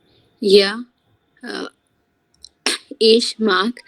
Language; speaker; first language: German; non-native, learner; Bangla